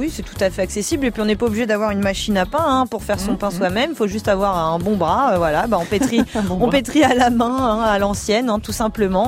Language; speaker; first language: French; native; French